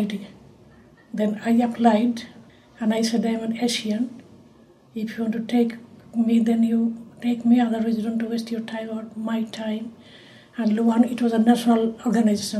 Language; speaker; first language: English; non-native, local second language; Bangla